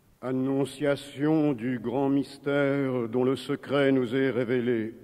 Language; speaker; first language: French; native; French